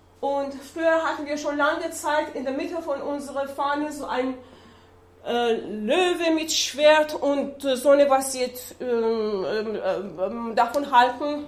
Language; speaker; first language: German; non-native, learner; Persian